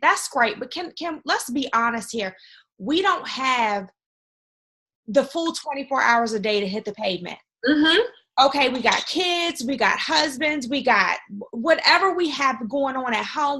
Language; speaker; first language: English; native; English